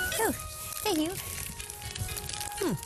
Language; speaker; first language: English; non-native, learner; Dutch